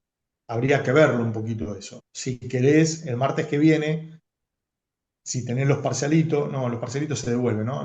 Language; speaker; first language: Spanish; native; Spanish